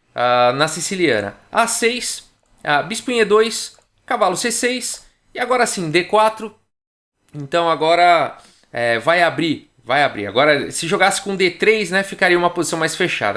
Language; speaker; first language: Portuguese; native; Portuguese